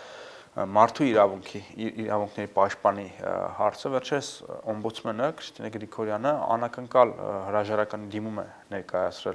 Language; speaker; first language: Armenian; native; Armenian